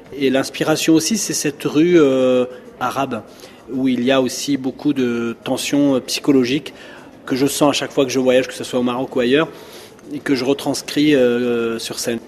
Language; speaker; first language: French; early bilingual, other home language; Arabic